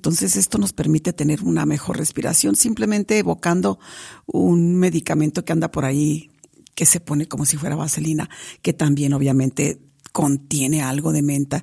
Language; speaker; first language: Spanish; native; Spanish